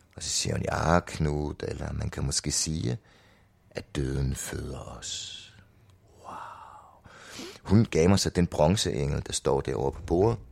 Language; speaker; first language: Danish; native; Danish